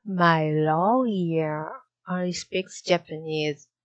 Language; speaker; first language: English; non-native, learner; Japanese